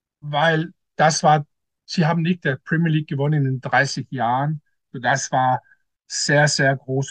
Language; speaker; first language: German; non-native, learner; Danish